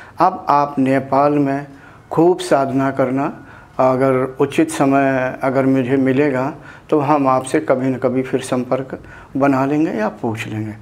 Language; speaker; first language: Hindi; native; Hindi